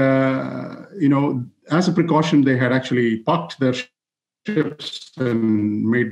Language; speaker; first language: English; non-native, local second language; Malayalam